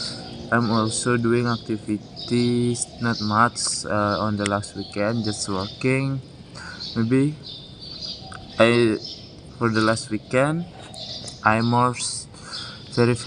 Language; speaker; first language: English; non-native, learner; Indonesian